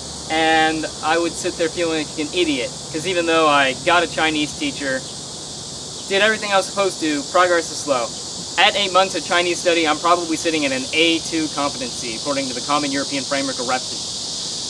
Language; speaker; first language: English; native; English